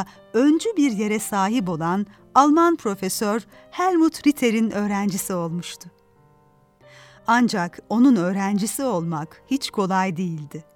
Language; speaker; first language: Turkish; native; Turkish